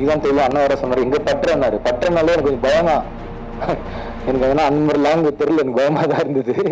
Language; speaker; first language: Tamil; native; Tamil